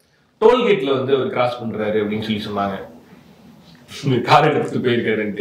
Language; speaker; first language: Tamil; native; Tamil